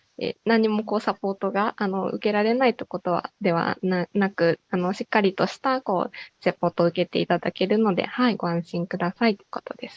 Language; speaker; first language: Japanese; native; Japanese